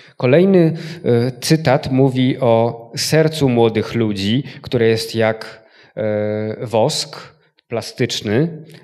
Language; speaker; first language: Polish; native; Polish